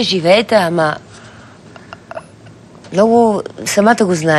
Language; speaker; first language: Bulgarian; native; Bulgarian